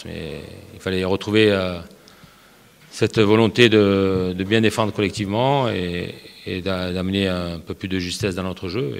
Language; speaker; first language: French; native; French